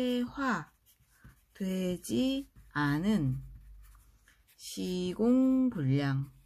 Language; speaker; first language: Korean; native; Korean